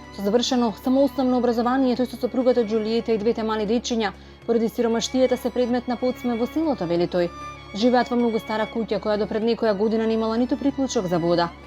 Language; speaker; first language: Macedonian; native; Macedonian